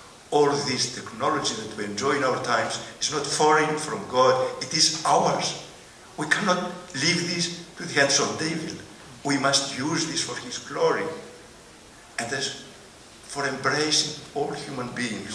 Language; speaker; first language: English; non-native, fluent; Greek